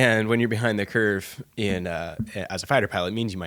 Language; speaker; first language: English; native; English